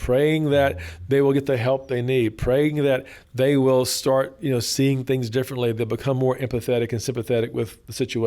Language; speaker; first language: English; native; English